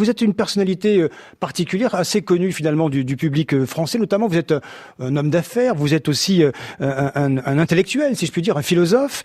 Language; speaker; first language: French; native; French